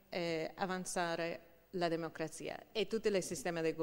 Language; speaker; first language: Italian; non-native, fluent; English